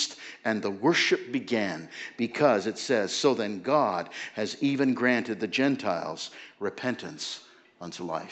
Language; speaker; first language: English; native; English